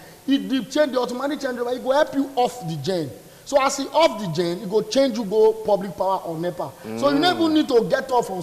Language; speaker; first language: English; non-native, local second language; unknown